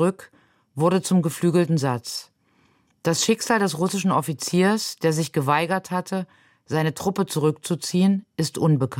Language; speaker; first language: German; native; German